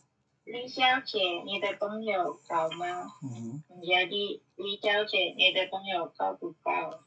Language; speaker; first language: Chinese; non-native, learner; Indonesian